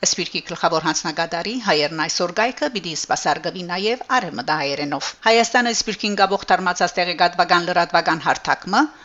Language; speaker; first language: Armenian; early bilingual, heritage; Armenian